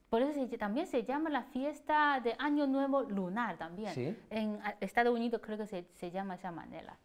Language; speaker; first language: Spanish; non-native, learner; Chinese